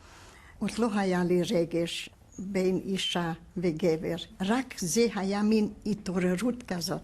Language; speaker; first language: Hebrew; non-native, fluent; Hungarian